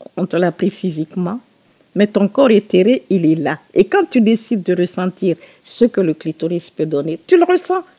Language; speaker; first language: French; non-native, local second language; Susu